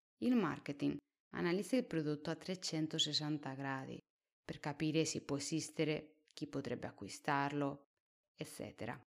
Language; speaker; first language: Italian; non-native, fluent; Spanish